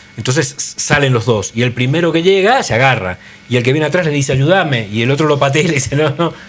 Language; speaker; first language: Spanish; native; Spanish